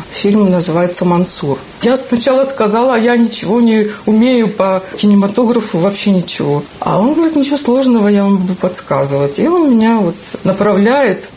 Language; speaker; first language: Russian; native; Russian